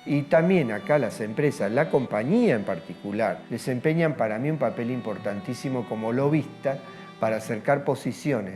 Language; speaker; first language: Spanish; native; Spanish